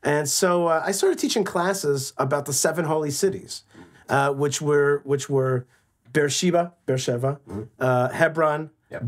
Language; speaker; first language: English; native; English